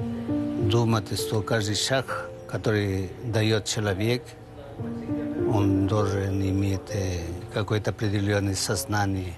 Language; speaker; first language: Russian; non-native, learner; Spanish